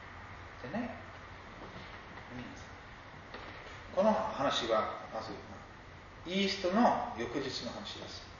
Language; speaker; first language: Japanese; non-native, fluent; English